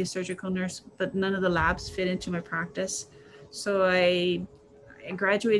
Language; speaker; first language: English; native; English